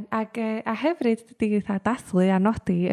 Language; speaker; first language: Welsh; native; Welsh